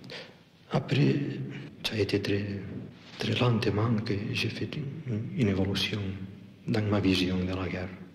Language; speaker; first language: French; non-native, fluent; Catalan